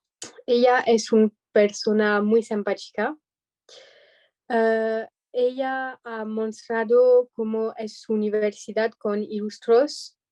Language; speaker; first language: Spanish; non-native, learner; French